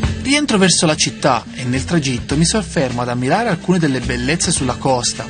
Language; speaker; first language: Italian; native; Italian